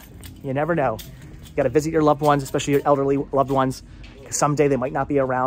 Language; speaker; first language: English; native; English